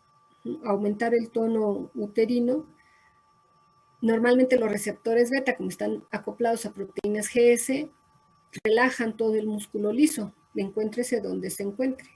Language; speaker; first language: Spanish; native; Spanish